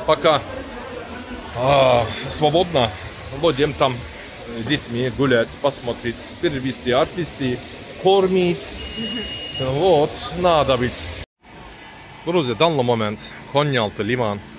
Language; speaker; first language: Russian; non-native, learner; Turkish